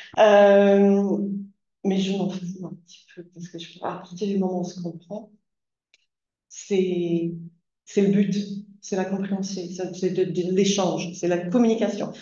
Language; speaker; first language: French; non-native, fluent; English